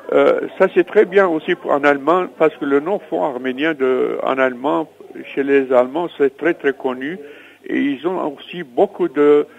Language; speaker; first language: French; non-native, learner; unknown